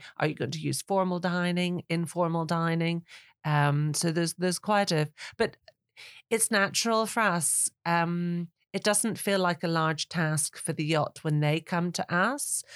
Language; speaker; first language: English; native; English